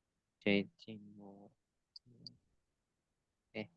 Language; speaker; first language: Chinese; non-native, learner; Indonesian